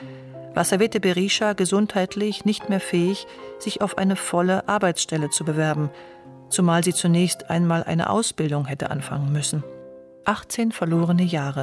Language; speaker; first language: German; native; German